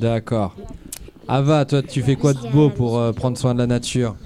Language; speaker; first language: French; native; French